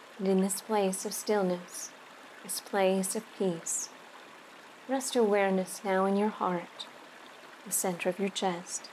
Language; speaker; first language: English; native; English